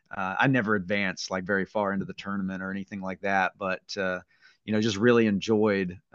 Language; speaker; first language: English; native; English